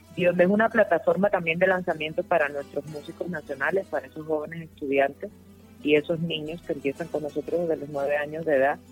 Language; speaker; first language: Spanish; native; Spanish